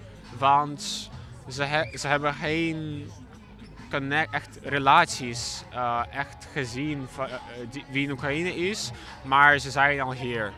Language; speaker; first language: Dutch; non-native, learner; Ukrainian